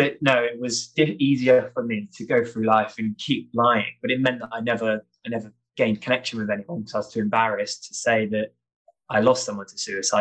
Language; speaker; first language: English; native; English